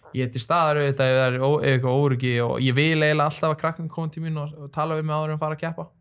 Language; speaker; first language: Icelandic; early bilingual, other home language; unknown